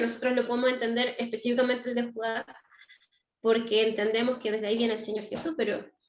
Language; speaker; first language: Spanish; native; Spanish